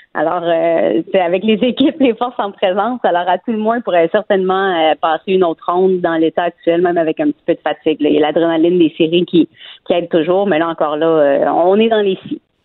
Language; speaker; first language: French; native; French